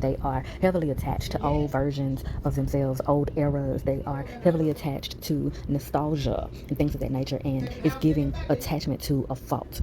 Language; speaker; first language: English; native; English